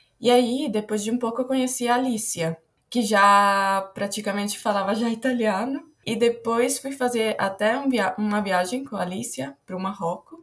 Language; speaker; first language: Portuguese; non-native, fluent; Italian